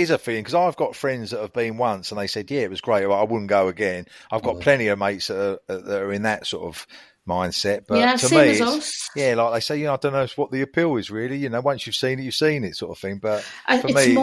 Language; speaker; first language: English; native; English